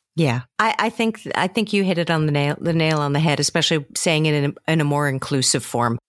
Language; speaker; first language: English; native; English